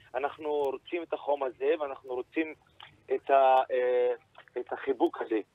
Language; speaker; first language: Hebrew; native; Hebrew